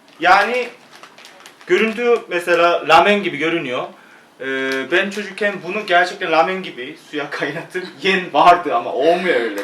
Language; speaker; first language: Turkish; non-native, fluent; Korean